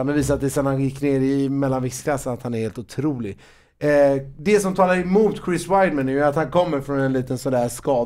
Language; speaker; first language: Swedish; native; Swedish